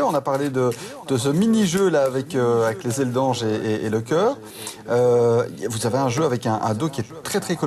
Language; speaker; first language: French; native; French